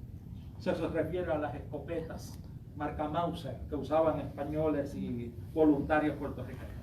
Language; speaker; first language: Spanish; native; Spanish